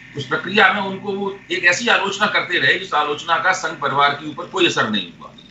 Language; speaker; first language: Hindi; native; Hindi